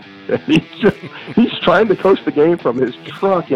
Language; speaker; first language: English; native; English